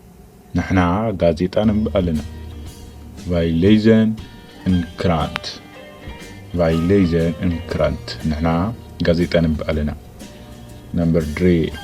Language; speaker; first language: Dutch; non-native, fluent; Tigrinya